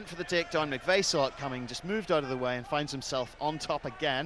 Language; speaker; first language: English; native; English